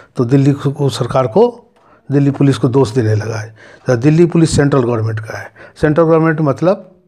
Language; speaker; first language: Hindi; native; Hindi